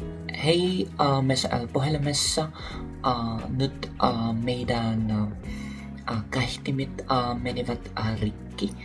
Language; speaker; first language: Finnish; non-native, learner; Filipino